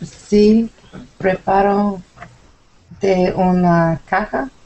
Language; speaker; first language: Spanish; non-native, learner; English